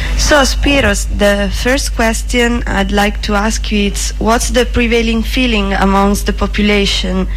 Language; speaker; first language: English; non-native, fluent; Italian